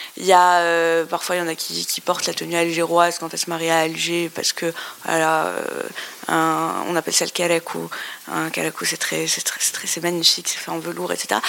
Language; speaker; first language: French; non-native, local second language; Arabic